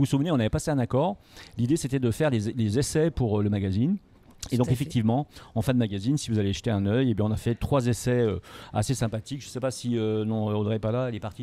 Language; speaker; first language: French; native; French